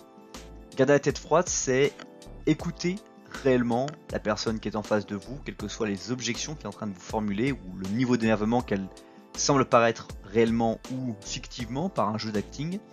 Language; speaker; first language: French; native; French